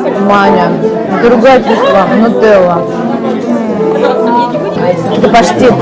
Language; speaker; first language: Russian; native; Russian